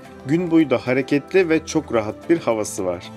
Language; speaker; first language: Turkish; native; Turkish